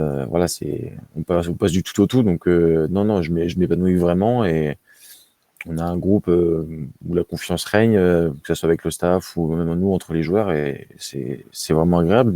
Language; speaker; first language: French; native; French